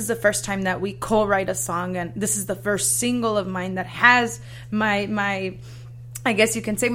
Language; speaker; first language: English; native; English